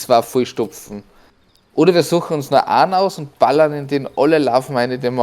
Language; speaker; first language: German; native; German